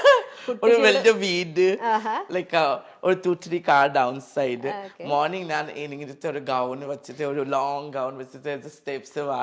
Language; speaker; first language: Malayalam; non-native, fluent; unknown